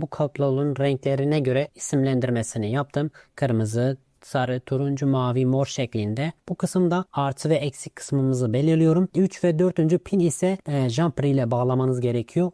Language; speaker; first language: Turkish; native; Turkish